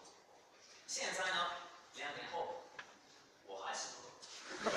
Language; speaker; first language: Chinese; non-native, fluent; Finnish